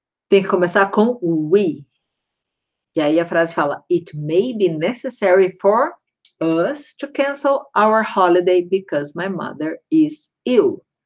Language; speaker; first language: English; non-native, fluent; Portuguese